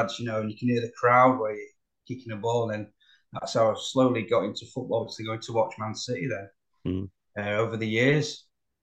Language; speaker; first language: English; native; English